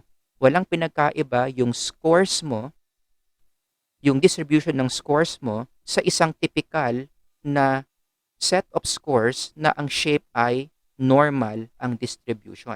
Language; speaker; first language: Filipino; native; Filipino